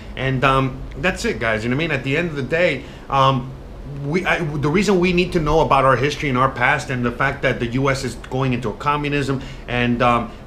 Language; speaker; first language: English; native; English